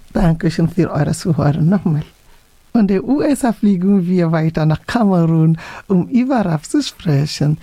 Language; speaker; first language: German; non-native, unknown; French